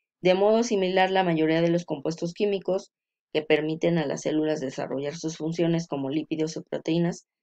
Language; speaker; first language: Spanish; native; Spanish